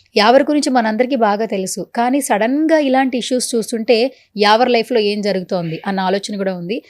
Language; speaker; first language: Telugu; native; Telugu